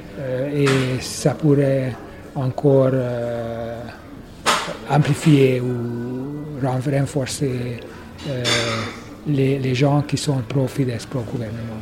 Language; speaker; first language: French; non-native, fluent; Hungarian